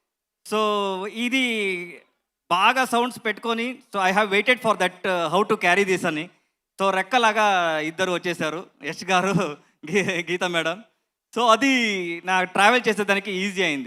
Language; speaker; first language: Telugu; non-native, learner; Kannada